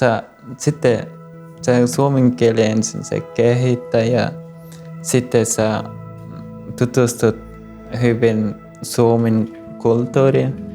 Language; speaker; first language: Finnish; non-native, learner; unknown